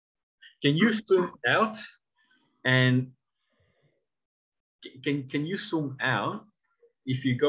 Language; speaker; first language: English; non-native, learner; Spanish